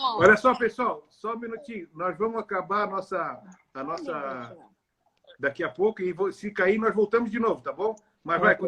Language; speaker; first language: Portuguese; native; Portuguese